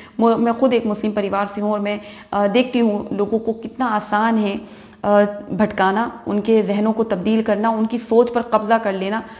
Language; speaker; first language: Hindi; native; Hindi